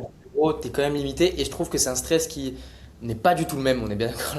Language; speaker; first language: French; native; French